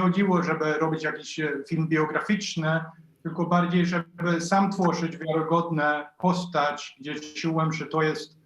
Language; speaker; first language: Polish; non-native, fluent; Swedish